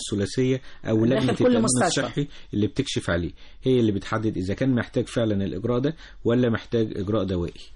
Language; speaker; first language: Arabic; native; Arabic